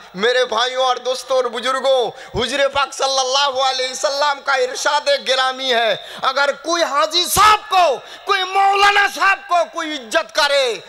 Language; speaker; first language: Hindi; non-native, local second language; Bangla